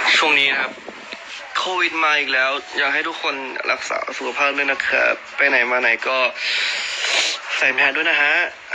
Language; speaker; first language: Thai; native; Thai